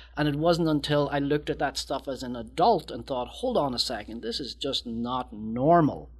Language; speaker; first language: English; native; English